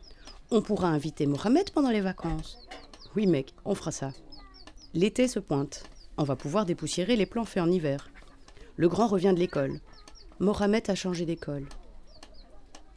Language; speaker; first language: French; native; French